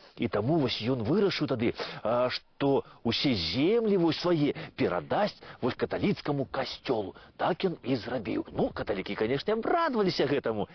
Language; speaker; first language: Belarusian; native; Belarusian